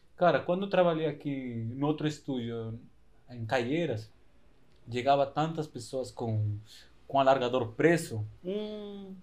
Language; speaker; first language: Portuguese; non-native, fluent; Spanish